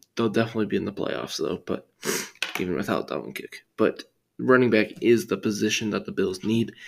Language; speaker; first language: English; native; English